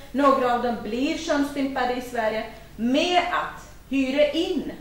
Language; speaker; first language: Swedish; non-native, fluent; Kurdish